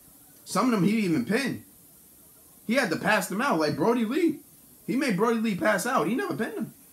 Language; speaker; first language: English; native; English